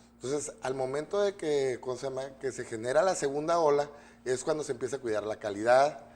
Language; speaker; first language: Spanish; native; Spanish